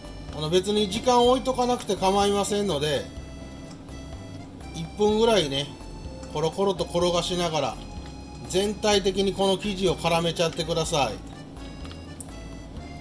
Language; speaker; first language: Japanese; native; Japanese